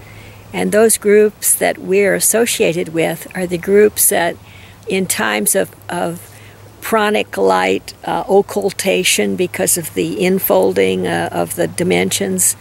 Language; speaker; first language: English; native; English